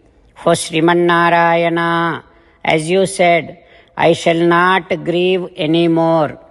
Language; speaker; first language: English; non-native, local second language; Telugu